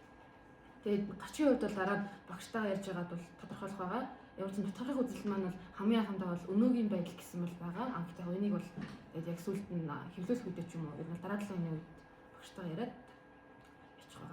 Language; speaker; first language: Mongolian; native; Mongolian